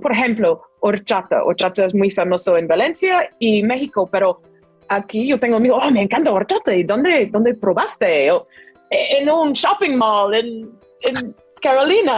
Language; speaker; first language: Spanish; non-native, fluent; English